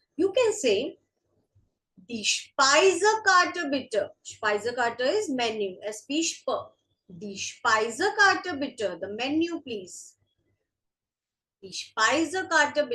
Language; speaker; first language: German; non-native, fluent; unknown